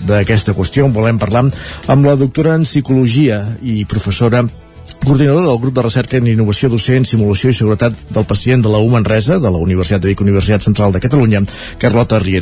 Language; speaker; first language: Catalan; native; Catalan